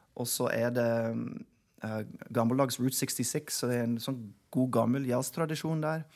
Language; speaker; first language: Norwegian; non-native, fluent; English